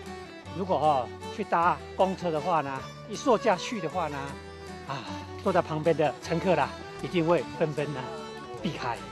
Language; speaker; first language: Chinese; native; Chinese